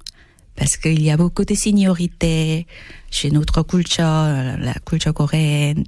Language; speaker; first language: French; non-native, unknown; Korean